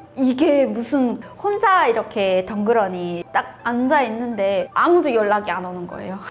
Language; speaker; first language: Korean; native; Korean